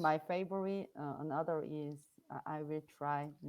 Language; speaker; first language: English; non-native, learner; Korean